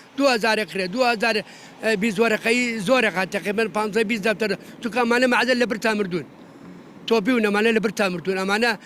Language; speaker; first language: Central Kurdish; native; Central Kurdish